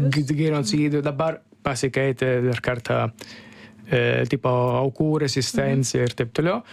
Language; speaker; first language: Lithuanian; non-native, learner; Italian